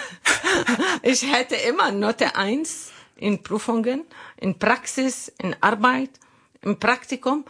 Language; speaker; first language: German; non-native, learner; Arabic